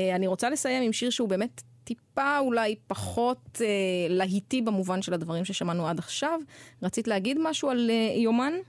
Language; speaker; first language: Hebrew; native; Hebrew